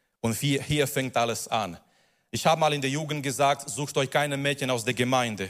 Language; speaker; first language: German; non-native, fluent; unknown